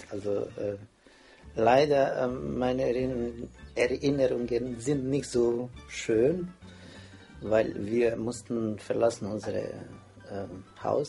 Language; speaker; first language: German; non-native, fluent; Croatian